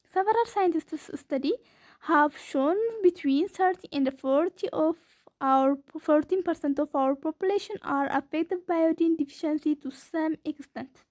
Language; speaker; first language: English; non-native, local second language; Amharic